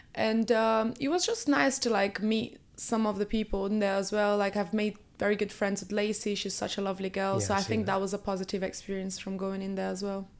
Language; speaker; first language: English; early bilingual, other home language; Portuguese